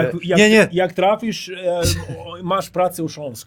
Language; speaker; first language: Polish; non-native, learner; Croatian